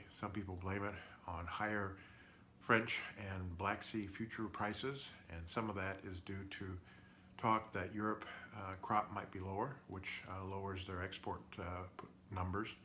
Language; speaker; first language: English; native; English